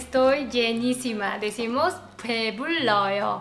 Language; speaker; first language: Spanish; non-native, fluent; Korean